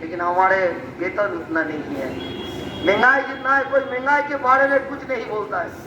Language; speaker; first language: Hindi; non-native, local second language; Bangla